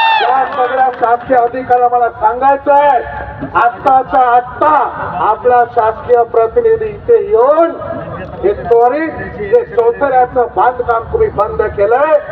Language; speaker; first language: Marathi; non-native, local second language; Lambadi